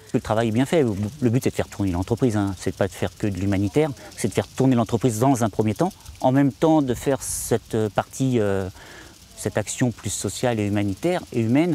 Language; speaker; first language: French; native; French